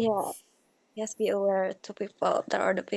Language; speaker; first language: English; non-native, learner; Indonesian